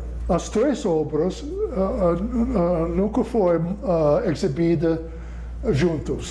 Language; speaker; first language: Portuguese; non-native, learner; English